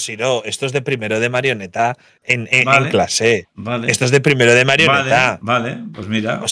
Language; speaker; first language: Spanish; native; Spanish